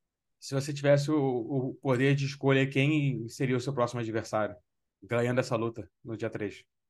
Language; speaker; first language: Portuguese; native; Portuguese